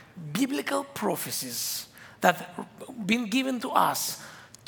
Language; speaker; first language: English; non-native, fluent; Hebrew